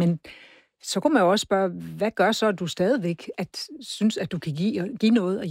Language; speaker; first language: Danish; native; Danish